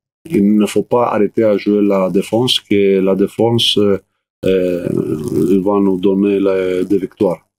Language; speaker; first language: French; non-native, learner; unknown